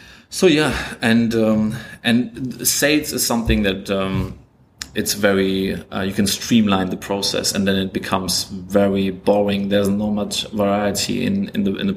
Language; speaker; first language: English; non-native, fluent; German